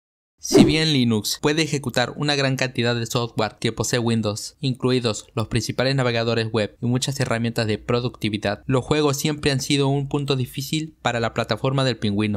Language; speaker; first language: Spanish; native; Spanish